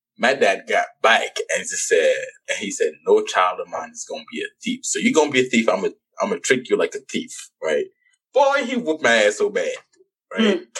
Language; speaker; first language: English; non-native, local second language; French